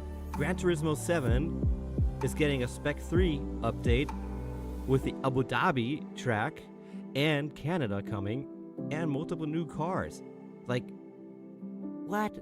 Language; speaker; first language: English; native; English